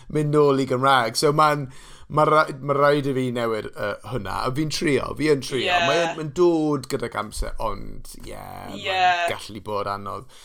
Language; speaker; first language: Welsh; non-native, local second language; English